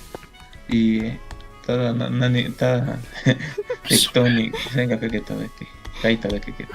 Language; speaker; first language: Japanese; non-native, fluent; Spanish